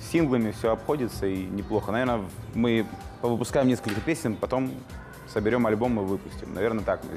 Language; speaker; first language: Russian; native; Russian